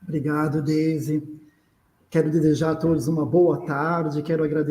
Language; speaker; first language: Portuguese; native; Portuguese